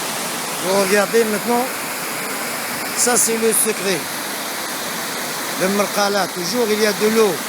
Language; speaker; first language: French; non-native, local second language; Arabic